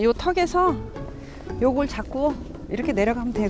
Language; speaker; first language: Korean; native; Korean